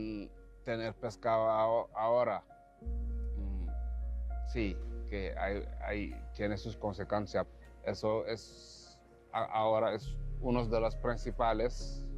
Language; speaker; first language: Spanish; non-native, fluent; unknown